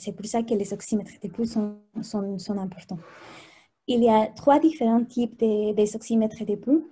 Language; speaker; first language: French; non-native, fluent; Spanish